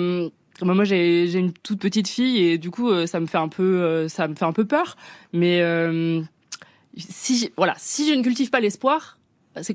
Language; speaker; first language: French; native; French